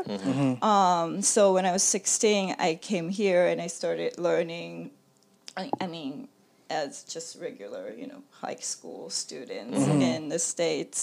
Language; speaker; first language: English; non-native, fluent; Japanese